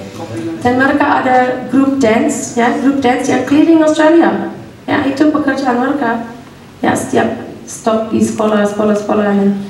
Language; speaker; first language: Indonesian; non-native, fluent; English